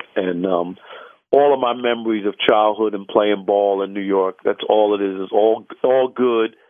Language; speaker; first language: English; native; English